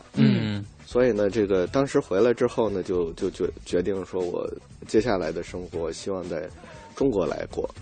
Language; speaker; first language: Chinese; native; Chinese